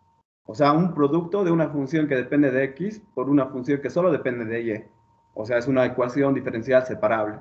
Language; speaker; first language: Spanish; native; Spanish